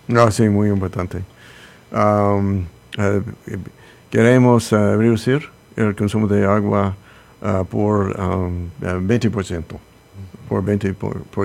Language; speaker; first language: Spanish; non-native, learner; English